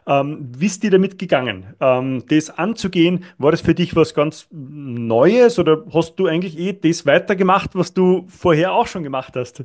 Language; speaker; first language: German; native; German